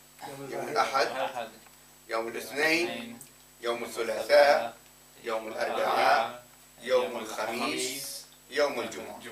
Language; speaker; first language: Arabic; non-native, fluent; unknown